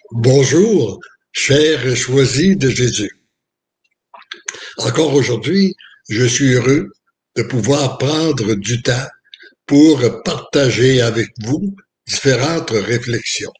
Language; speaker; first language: French; native; French